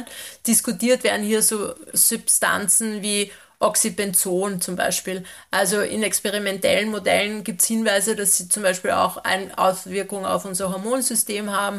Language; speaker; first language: German; native; German